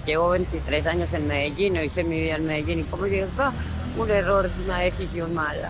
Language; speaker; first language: Spanish; native; Spanish